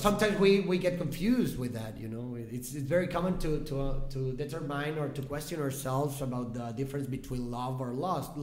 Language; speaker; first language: English; non-native, fluent; Spanish